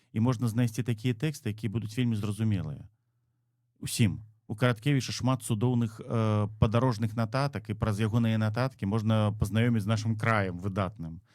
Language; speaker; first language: Belarusian; native; Belarusian